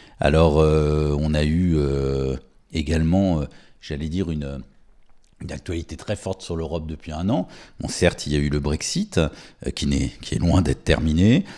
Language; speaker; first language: French; native; French